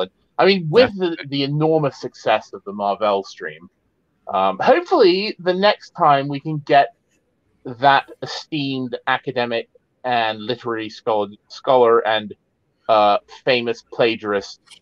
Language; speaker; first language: English; native; English